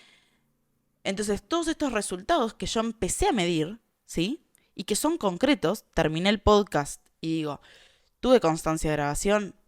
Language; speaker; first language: Spanish; native; Spanish